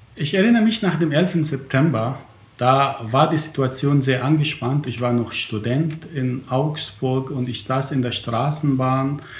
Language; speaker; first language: German; non-native, fluent; Arabic